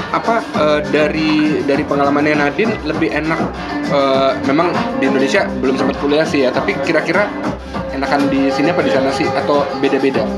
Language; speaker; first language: Indonesian; native; Indonesian